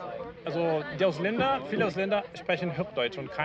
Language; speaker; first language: German; non-native, fluent; Portuguese